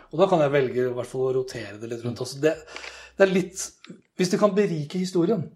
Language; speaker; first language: Norwegian; native; Norwegian